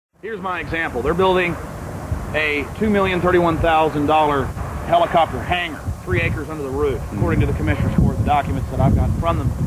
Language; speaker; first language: English; native; English